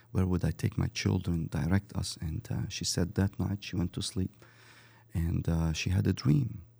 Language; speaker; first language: English; early bilingual, other home language; Arabic